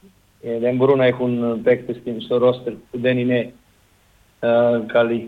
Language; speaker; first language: Greek; non-native, learner; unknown